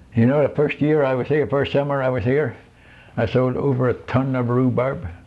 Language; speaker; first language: English; non-native, fluent; Swedish